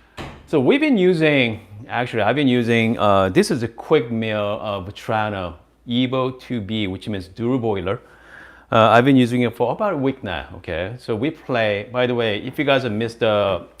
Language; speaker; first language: English; non-native, fluent; Korean